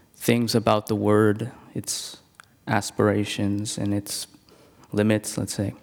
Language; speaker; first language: English; non-native, local second language; Cantonese